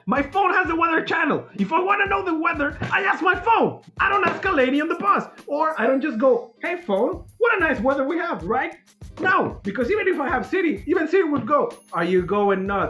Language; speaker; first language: English; non-native, fluent; Spanish